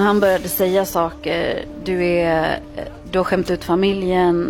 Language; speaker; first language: Swedish; early bilingual, other home language; Arabic